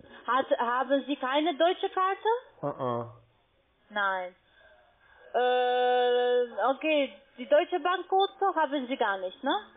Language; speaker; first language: German; non-native, learner; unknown